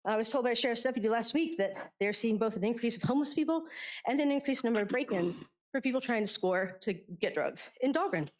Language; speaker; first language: English; native; English